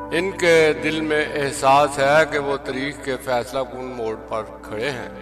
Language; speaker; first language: Urdu; non-native, local second language; Punjabi